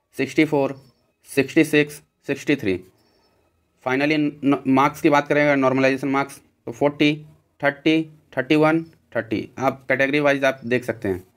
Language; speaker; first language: Hindi; native; Hindi